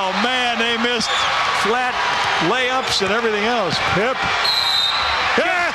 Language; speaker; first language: English; native; English